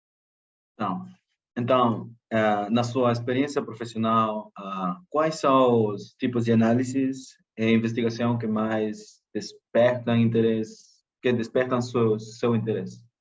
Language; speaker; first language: Portuguese; non-native, fluent; Spanish